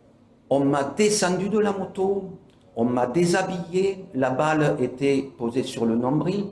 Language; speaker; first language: French; native; French